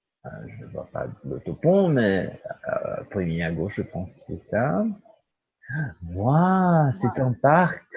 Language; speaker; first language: French; non-native, fluent; Portuguese